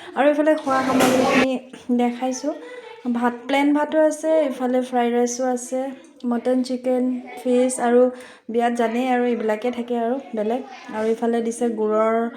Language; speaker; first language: Assamese; native; Assamese